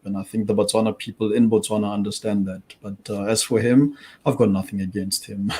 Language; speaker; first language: English; non-native, local second language; Tswana